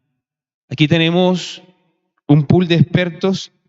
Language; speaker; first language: Spanish; native; Spanish